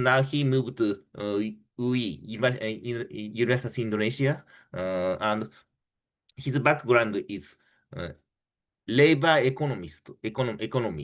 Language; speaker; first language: English; non-native, fluent; Japanese